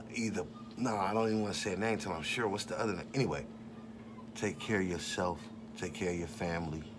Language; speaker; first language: English; native; English